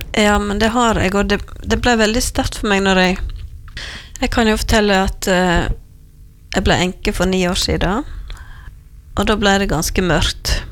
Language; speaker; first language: Norwegian; native; Norwegian